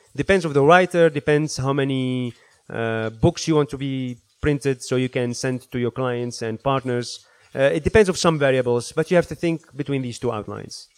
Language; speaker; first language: English; early bilingual, other home language; Arabic